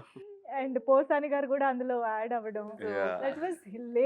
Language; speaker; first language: Telugu; native; Telugu